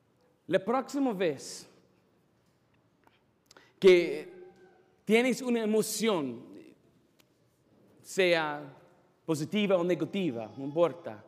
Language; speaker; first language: Spanish; non-native, fluent; English